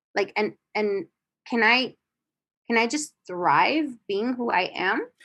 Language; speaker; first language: English; native; English